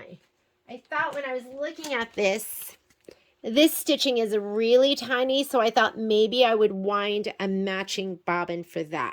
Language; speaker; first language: English; native; English